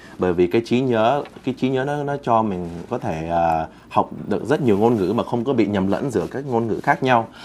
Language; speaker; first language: Vietnamese; early bilingual, heritage; Vietnamese